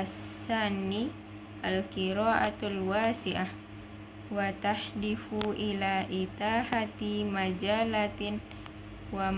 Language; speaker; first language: Arabic; non-native, learner; Indonesian